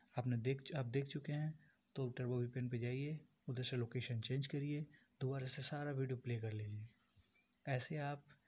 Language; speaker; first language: Hindi; non-native, local second language; Bangla